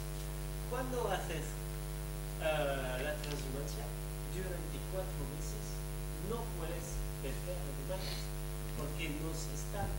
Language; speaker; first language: Spanish; non-native, fluent; French